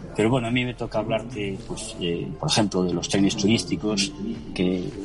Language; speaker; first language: Spanish; native; Spanish